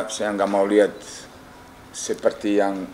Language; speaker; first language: Indonesian; non-native, fluent; English